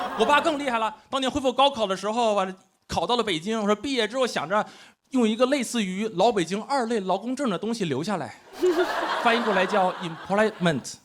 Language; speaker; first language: Chinese; native; Chinese